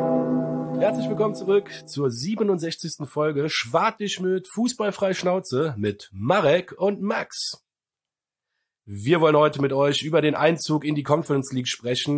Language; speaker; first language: German; native; German